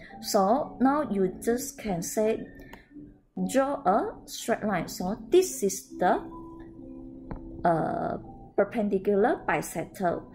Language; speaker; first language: English; non-native, local second language; Chinese